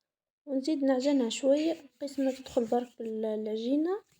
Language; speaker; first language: Arabic; native; Arabic